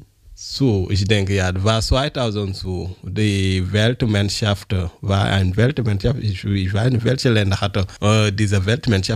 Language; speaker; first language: German; non-native, learner; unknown